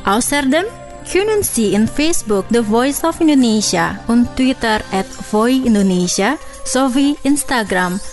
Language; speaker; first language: German; non-native, fluent; Indonesian